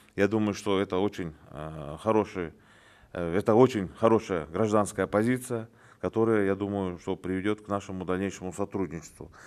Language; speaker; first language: Russian; non-native, local second language; Kyrgyz